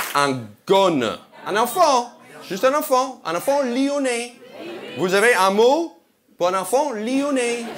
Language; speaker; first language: French; non-native, fluent; English